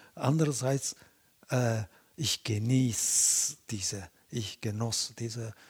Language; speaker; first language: German; non-native, fluent; Japanese